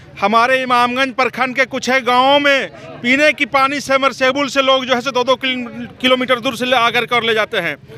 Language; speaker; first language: Hindi; native; Hindi